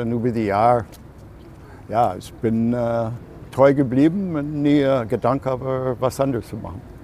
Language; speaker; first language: German; non-native, fluent; English